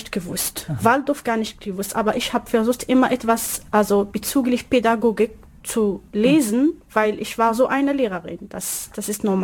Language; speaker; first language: German; non-native, learner; Arabic